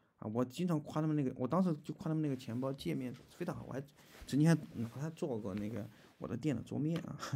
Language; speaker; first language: Chinese; native; Chinese